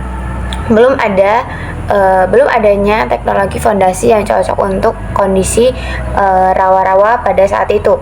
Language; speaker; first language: Indonesian; native; Indonesian